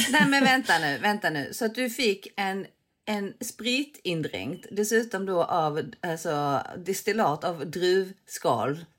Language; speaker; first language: Swedish; early bilingual, other home language; Korean